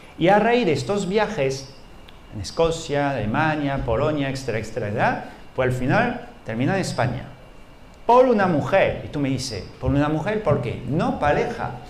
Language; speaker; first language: Spanish; non-native, fluent; French